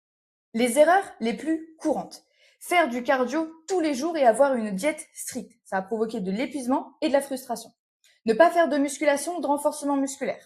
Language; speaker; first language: French; native; French